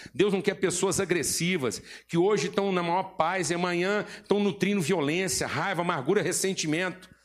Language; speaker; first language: Portuguese; native; Portuguese